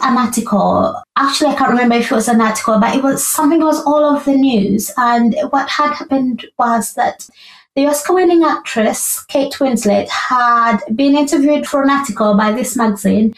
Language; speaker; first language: English; non-native, local second language; Ganda